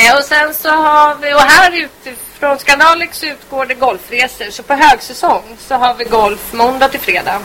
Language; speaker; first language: Swedish; native; Swedish